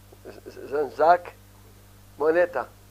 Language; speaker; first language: Hebrew; early bilingual, other home language; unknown